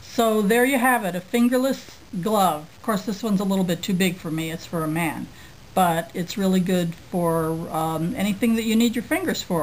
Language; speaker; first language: English; native; English